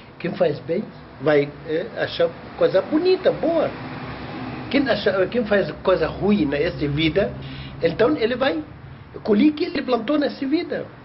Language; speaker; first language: Portuguese; non-native, learner; Arabic